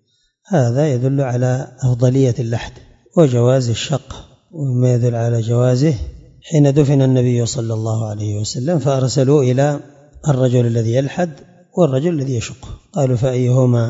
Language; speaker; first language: Arabic; native; Arabic